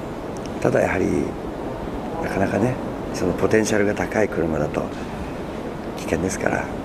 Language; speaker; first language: Japanese; native; Japanese